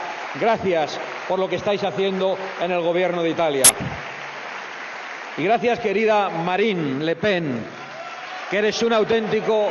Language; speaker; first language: Spanish; native; Spanish